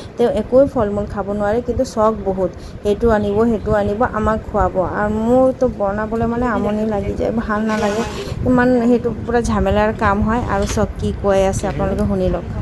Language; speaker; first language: Assamese; native; Assamese